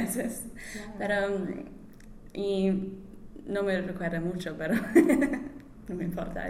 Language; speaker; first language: Spanish; non-native, learner; English